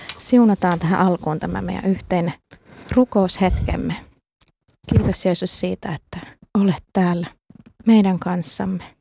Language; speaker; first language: Finnish; native; Finnish